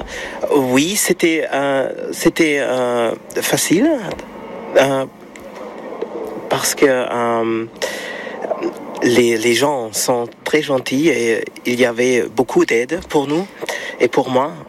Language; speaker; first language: French; non-native, learner; German